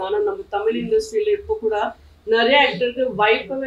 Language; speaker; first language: Tamil; non-native, fluent; Gujarati